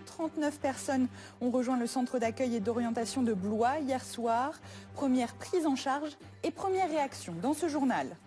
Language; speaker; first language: French; native; French